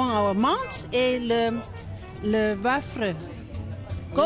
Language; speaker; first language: French; non-native, learner; Dutch